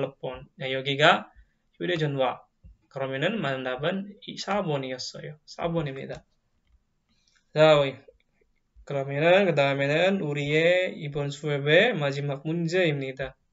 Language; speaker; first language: Korean; non-native, fluent; Indonesian